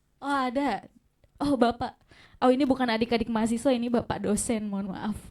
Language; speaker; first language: Indonesian; native; Indonesian